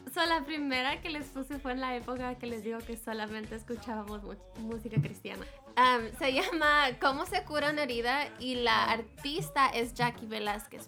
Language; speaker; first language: Spanish; early bilingual, heritage; Spanish